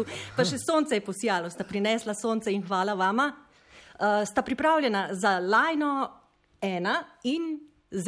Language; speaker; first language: Slovenian; native; Slovenian